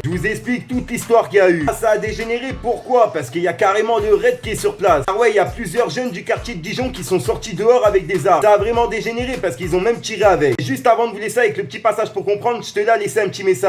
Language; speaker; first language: French; native; French